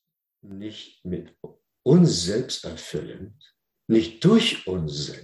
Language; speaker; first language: German; non-native, learner; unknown